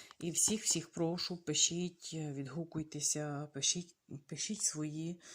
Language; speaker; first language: Ukrainian; native; Ukrainian